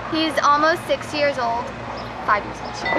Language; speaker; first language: English; native; English